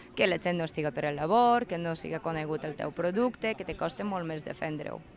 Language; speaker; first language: Catalan; native; Catalan